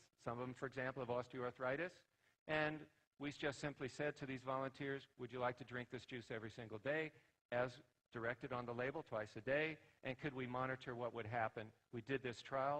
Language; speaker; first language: English; native; English